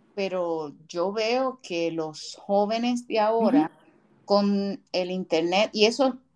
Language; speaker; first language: Spanish; native; Spanish